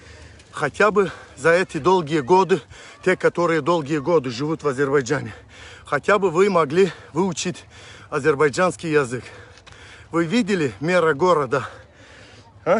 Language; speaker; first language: Russian; non-native, local second language; Azerbaijani